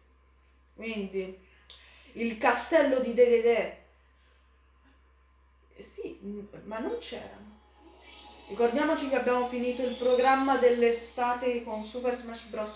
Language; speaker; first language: Italian; native; Italian